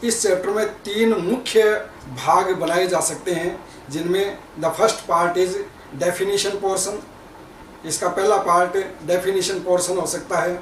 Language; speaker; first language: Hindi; native; Hindi